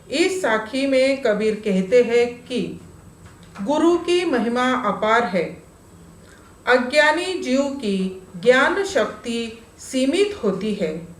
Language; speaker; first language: Hindi; non-native, local second language; Marathi